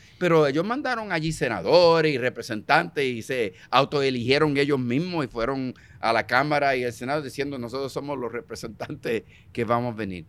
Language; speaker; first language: Spanish; early bilingual, heritage; Spanish